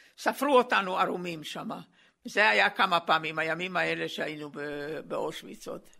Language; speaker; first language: Hebrew; non-native, fluent; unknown